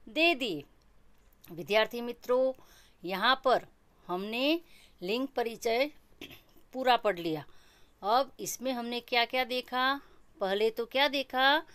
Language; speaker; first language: Hindi; non-native, local second language; Gujarati